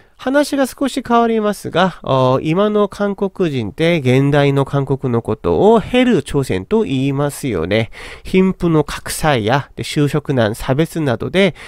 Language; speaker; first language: Japanese; non-native, fluent; Korean